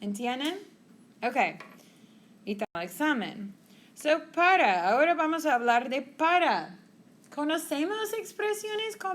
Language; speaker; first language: Spanish; non-native, fluent; English